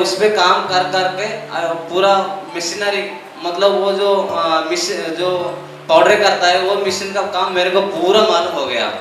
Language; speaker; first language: Hindi; non-native, local second language; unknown